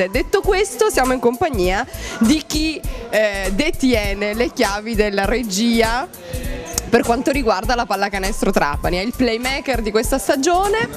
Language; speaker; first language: Italian; native; Italian